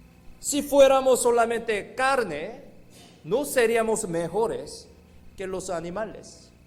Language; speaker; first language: Spanish; non-native, fluent; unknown